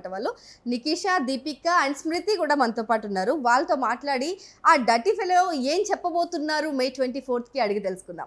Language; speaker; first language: Telugu; native; Telugu